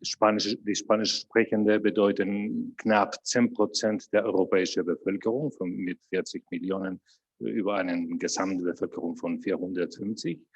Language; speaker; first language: German; non-native, fluent; Spanish